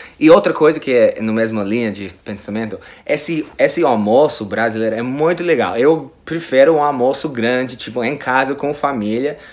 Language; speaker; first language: Portuguese; non-native, fluent; English